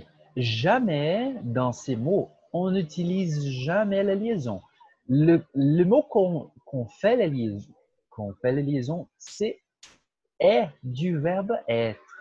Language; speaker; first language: French; non-native, fluent; Portuguese